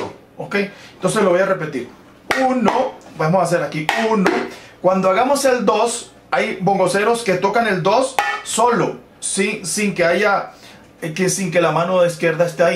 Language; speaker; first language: Spanish; native; Spanish